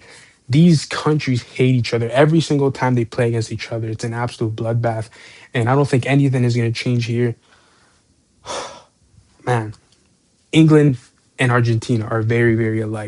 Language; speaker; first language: English; native; English